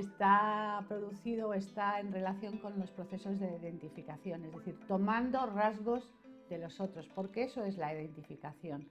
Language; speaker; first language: Spanish; native; Spanish